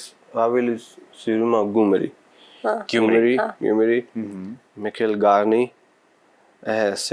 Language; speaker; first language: Armenian; non-native, learner; Punjabi